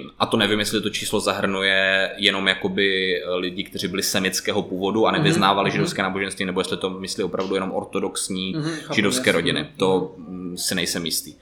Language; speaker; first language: Czech; native; Czech